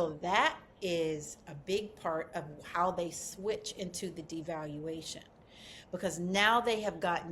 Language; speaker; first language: English; native; English